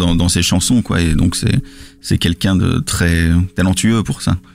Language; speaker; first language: French; native; French